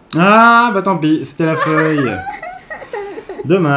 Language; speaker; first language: French; native; French